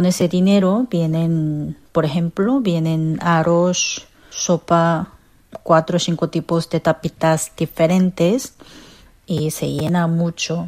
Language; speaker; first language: Spanish; non-native, fluent; Korean